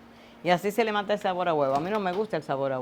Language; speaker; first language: Spanish; native; Spanish